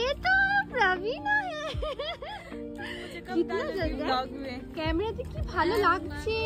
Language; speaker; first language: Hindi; non-native, local second language; Bangla